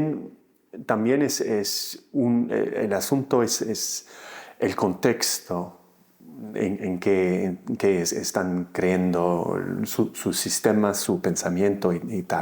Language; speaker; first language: Spanish; non-native, fluent; English